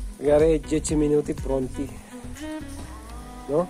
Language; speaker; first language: Italian; non-native, learner; Filipino